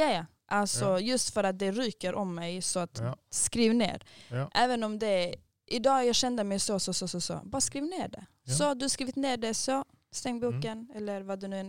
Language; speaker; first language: Swedish; early bilingual, other home language; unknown